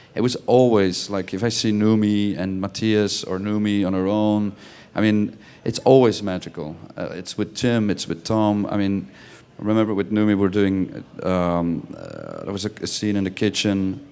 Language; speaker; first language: English; non-native, fluent; Dutch